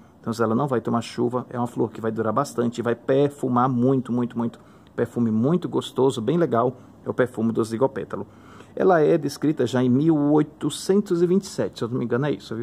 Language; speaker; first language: Portuguese; native; Portuguese